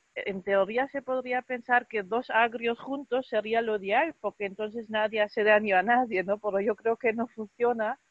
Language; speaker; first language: Spanish; non-native, fluent; German